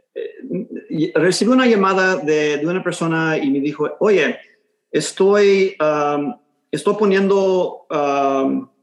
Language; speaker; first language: Spanish; early bilingual, heritage; Spanish